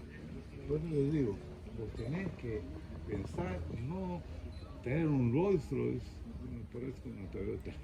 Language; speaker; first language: Spanish; non-native, fluent; Hebrew